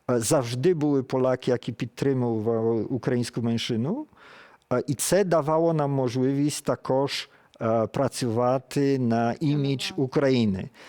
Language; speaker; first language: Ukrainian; early bilingual, heritage; Ukrainian